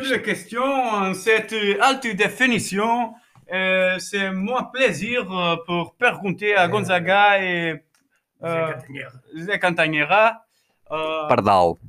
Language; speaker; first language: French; non-native, learner; Portuguese